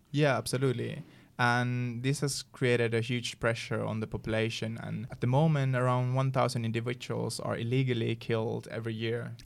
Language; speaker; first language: English; non-native, fluent; Finnish